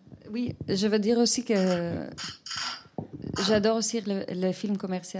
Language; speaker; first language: French; non-native, fluent; Spanish